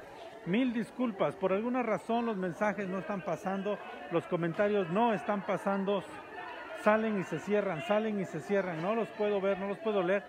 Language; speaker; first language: Spanish; native; Spanish